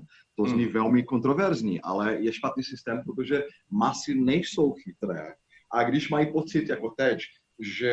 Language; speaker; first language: Czech; non-native, fluent; Portuguese